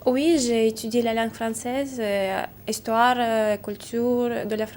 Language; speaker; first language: French; non-native, learner; Russian